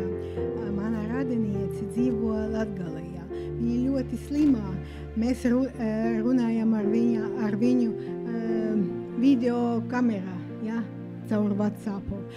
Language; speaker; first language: Latvian; non-native, local second language; Russian